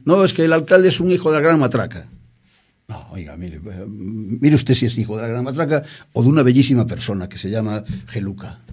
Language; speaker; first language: Spanish; non-native, local second language; Galician